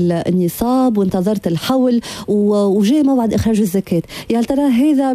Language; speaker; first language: Arabic; native; Arabic